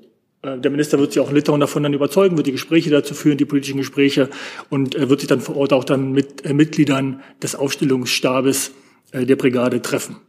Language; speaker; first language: German; native; German